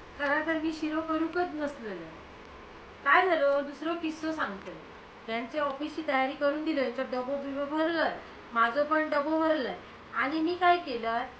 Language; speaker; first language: Marathi; native; Marathi